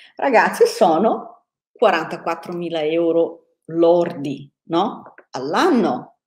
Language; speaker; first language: Italian; non-native, fluent; Portuguese